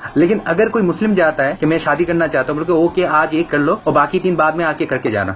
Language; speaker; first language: Hindi; non-native, fluent; Bangla